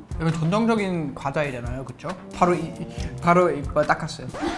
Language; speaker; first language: Korean; non-native, fluent; German